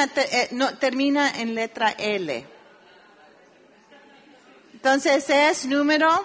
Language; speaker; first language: Spanish; early bilingual, heritage; Spanish